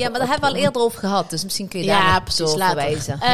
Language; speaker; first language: Dutch; early bilingual, other home language; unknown